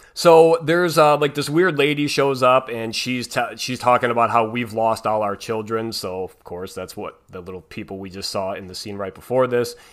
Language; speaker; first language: English; native; English